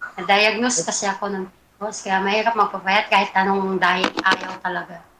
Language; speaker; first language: Filipino; non-native, local second language; Hiligaynon